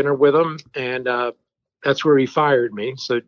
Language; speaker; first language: English; early bilingual, other home language; French